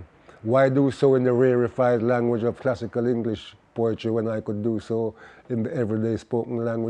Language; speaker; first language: English; non-native, local second language; Jamaican Creole English